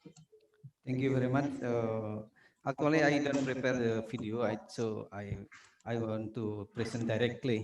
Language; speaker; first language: English; non-native, learner; Indonesian